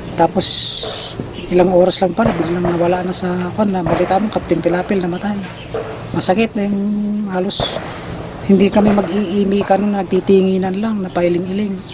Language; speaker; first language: Filipino; non-native, local second language; Iloko